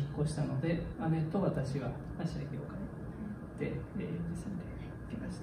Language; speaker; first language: Japanese; native; Japanese